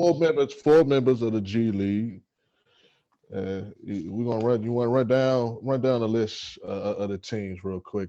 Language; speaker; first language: English; native; English